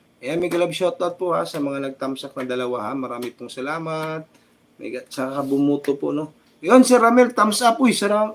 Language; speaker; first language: Filipino; native; Filipino